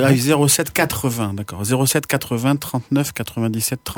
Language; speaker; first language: French; native; French